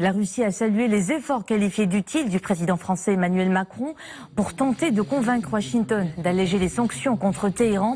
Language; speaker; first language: French; non-native, local second language; Arabic